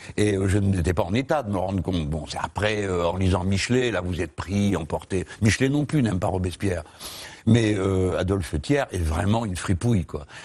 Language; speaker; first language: French; native; French